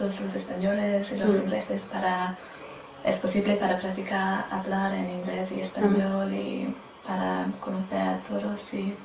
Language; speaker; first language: Spanish; non-native, learner; English